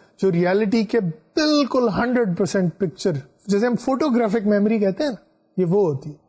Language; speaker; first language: Urdu; non-native, local second language; Punjabi